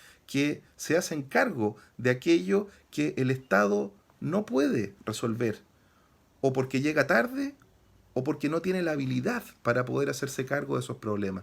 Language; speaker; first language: Spanish; native; Spanish